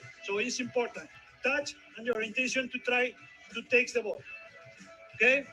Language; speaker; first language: English; non-native, learner; Spanish